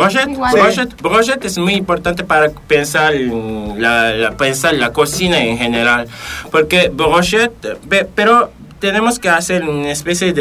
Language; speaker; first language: Spanish; non-native, fluent; Japanese